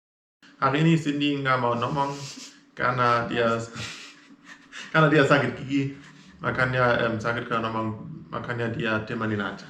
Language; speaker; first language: Indonesian; non-native, fluent; German